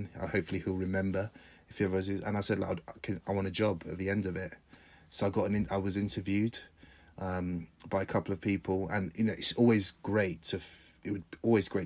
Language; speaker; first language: English; native; English